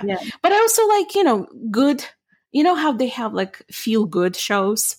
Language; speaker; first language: English; non-native, fluent; Ukrainian